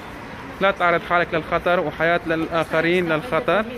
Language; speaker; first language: Arabic; native; Arabic